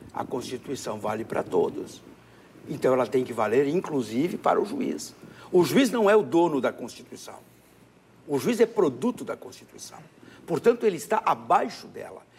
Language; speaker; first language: Portuguese; native; Portuguese